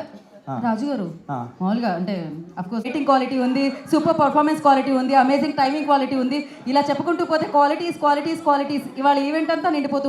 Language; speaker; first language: Telugu; native; Telugu